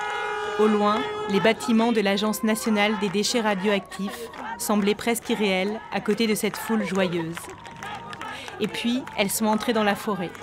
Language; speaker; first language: French; native; French